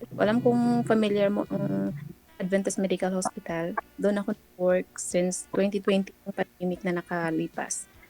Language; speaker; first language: Filipino; non-native, local second language; Cebuano